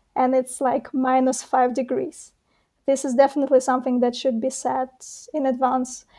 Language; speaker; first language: English; non-native, fluent; Russian